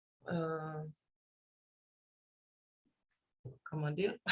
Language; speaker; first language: French; non-native, learner; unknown